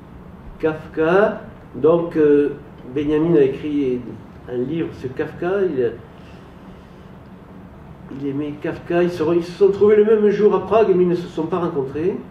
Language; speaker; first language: French; native; French